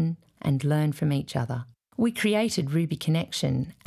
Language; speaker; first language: English; native; English